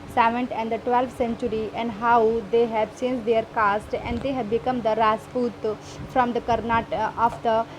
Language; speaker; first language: English; non-native, local second language; Hindi